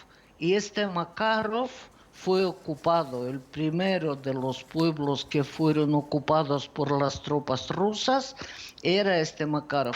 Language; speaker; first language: Spanish; non-native, fluent; Ukrainian